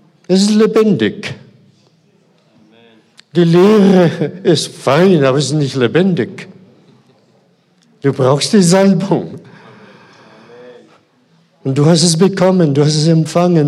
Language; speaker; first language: German; non-native, fluent; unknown